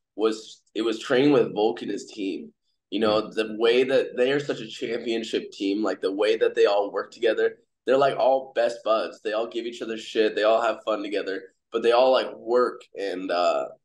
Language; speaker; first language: English; native; English